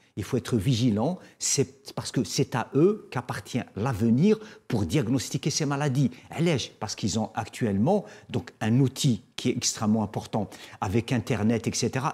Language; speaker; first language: French; non-native, local second language; Arabic